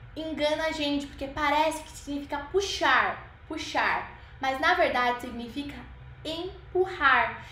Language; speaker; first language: Portuguese; native; Portuguese